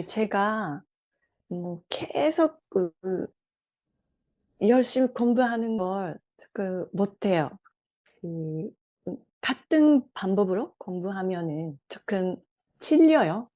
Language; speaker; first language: Korean; non-native, fluent; Japanese